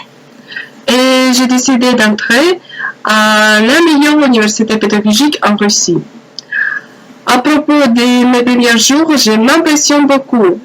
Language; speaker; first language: French; non-native, learner; Russian